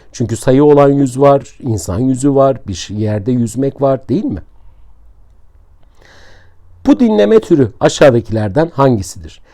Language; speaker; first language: Turkish; native; Turkish